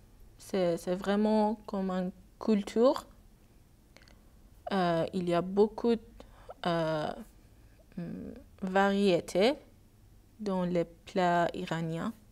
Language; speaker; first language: French; non-native, learner; Persian